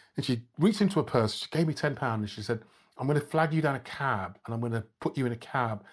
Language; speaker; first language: English; native; English